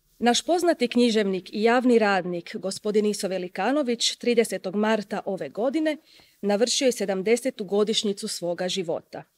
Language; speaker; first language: Croatian; native; Croatian